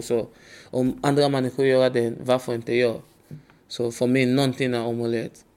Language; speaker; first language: Swedish; non-native, learner; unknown